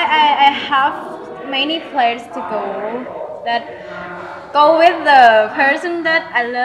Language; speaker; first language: English; non-native, learner; Thai